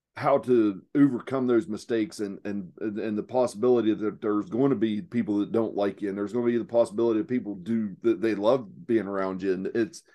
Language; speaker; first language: English; native; English